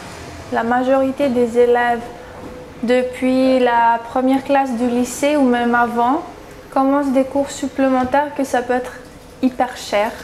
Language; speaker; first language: French; early bilingual, heritage; French